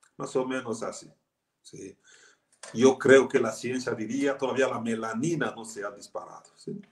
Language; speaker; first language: Spanish; non-native, fluent; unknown